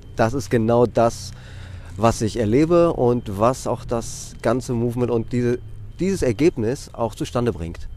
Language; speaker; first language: German; non-native, fluent; Greek